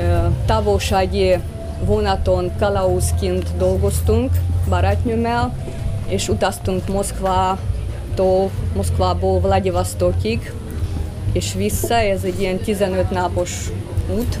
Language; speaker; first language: Hungarian; non-native, fluent; Russian